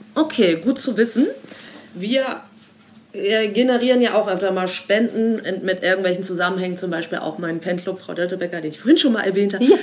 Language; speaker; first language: German; native; German